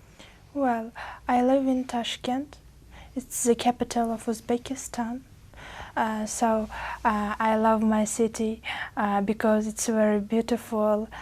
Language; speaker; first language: English; non-native, learner; Uzbek